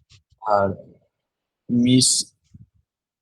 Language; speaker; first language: Spanish; non-native, learner; English